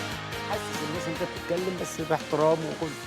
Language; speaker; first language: Arabic; native; Arabic